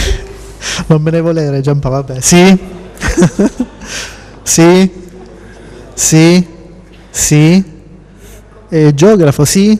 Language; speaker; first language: Italian; native; Italian